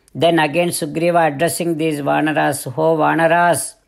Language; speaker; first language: English; non-native, local second language; Telugu